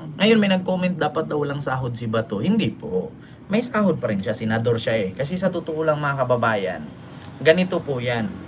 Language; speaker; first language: Filipino; non-native, local second language; Cebuano